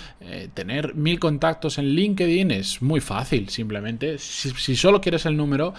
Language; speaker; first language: Spanish; native; Spanish